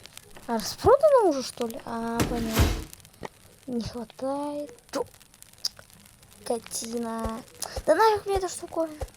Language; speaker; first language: Russian; native; Russian